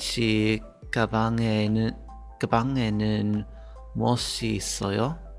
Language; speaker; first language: Korean; non-native, learner; English